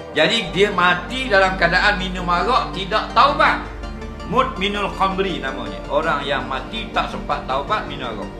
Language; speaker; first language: Malay; native; Malay